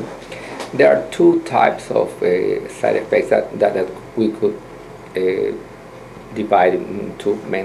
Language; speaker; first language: English; non-native, fluent; Spanish